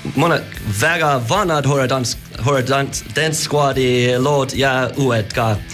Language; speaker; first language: Estonian; non-native, learner; English